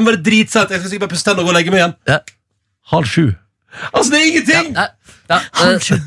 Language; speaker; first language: Norwegian; native; Norwegian